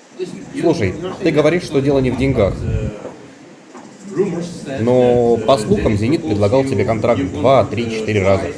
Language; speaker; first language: Russian; native; Russian